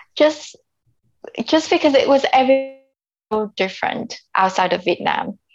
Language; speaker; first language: English; non-native, fluent; Vietnamese